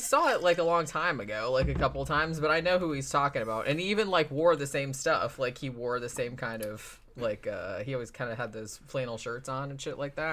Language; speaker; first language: English; native; English